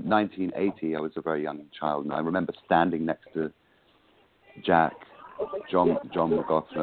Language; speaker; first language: English; native; English